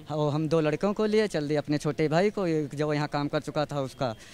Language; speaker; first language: Hindi; native; Hindi